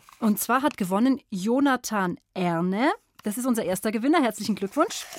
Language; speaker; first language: German; native; German